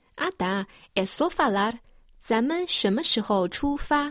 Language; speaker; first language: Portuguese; non-native, fluent; Chinese